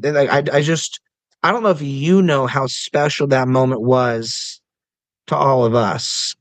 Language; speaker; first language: English; native; English